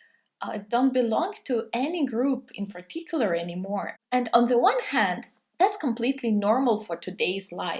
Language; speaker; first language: English; non-native, fluent; Russian